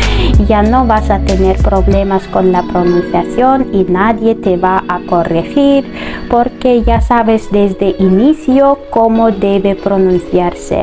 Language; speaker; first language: Spanish; non-native, fluent; Russian